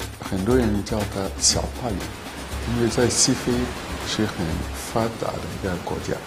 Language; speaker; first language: Chinese; non-native, fluent; French